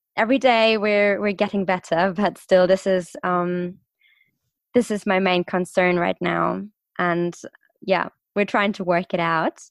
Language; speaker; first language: English; non-native, fluent; German